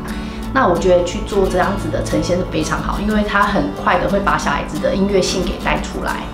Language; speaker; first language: Chinese; native; Chinese